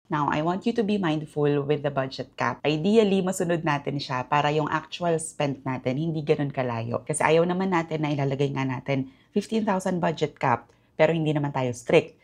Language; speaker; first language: Filipino; native; Filipino